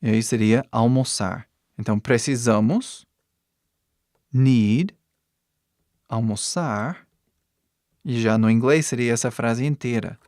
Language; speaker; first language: Portuguese; non-native, fluent; English